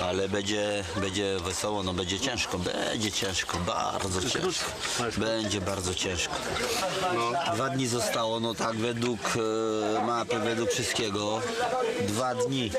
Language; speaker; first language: Polish; native; Polish